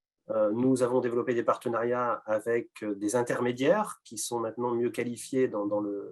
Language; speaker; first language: French; native; French